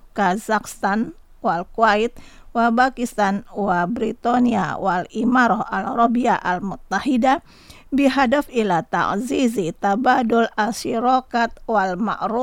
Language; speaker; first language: Arabic; non-native, fluent; Indonesian